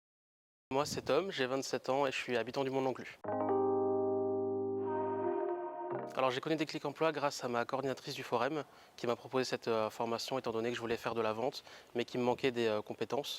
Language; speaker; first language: French; native; French